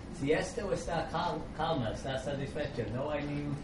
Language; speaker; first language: Spanish; non-native, fluent; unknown